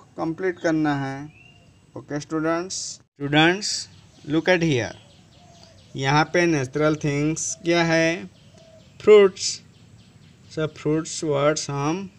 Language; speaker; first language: Hindi; non-native, local second language; Gujarati